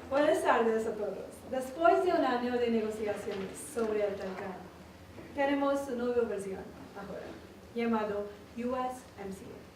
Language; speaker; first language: Spanish; non-native, learner; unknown